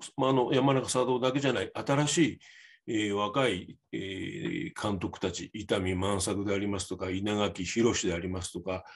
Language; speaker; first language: Japanese; native; Japanese